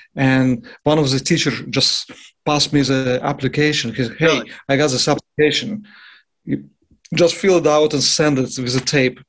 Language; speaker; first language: English; non-native, fluent; Russian